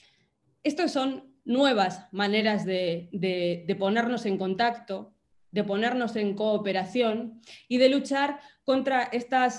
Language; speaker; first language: Spanish; native; Spanish